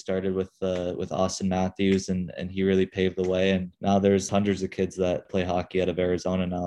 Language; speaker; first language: English; native; English